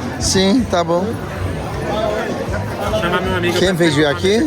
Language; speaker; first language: Portuguese; non-native, learner; Turkish